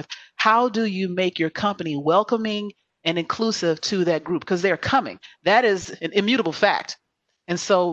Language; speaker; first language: English; native; English